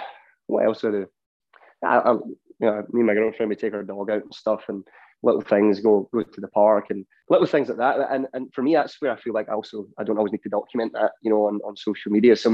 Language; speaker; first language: English; native; English